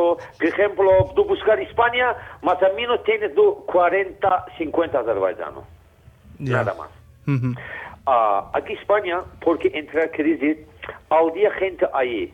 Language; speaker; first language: Spanish; non-native, learner; Azerbaijani